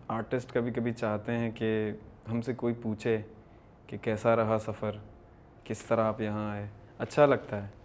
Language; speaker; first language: Urdu; non-native, local second language; Baluchi